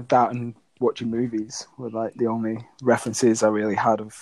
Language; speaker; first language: English; native; English